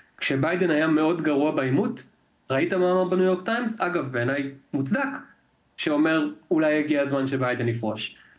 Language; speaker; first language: Hebrew; native; Hebrew